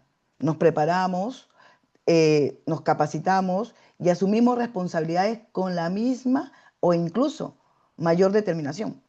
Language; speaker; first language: Spanish; native; Spanish